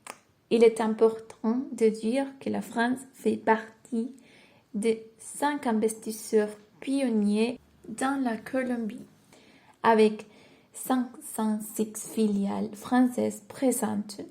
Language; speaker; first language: French; non-native, learner; Spanish